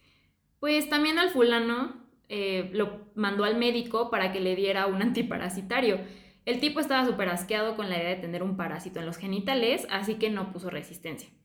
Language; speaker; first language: Spanish; native; Spanish